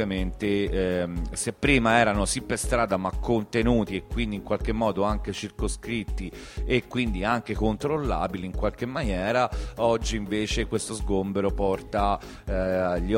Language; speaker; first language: Italian; native; Italian